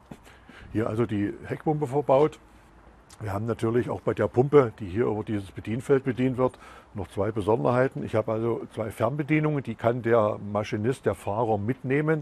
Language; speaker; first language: German; native; German